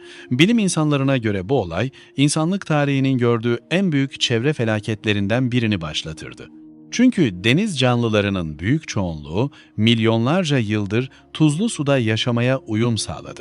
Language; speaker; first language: Turkish; native; Turkish